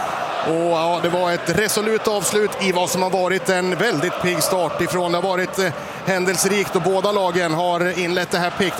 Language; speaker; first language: Swedish; native; Swedish